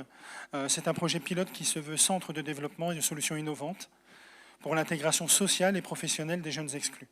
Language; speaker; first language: French; native; French